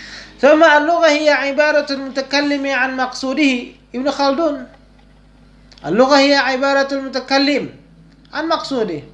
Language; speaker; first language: Arabic; non-native, fluent; Indonesian